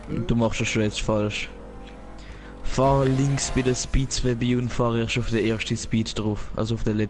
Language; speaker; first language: German; native; German